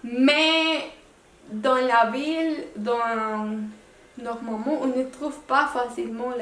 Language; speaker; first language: French; non-native, local second language; Spanish